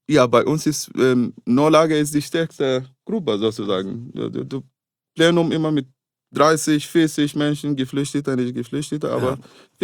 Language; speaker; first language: German; non-native, fluent; Arabic